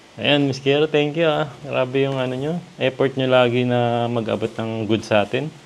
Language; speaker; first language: Filipino; native; Filipino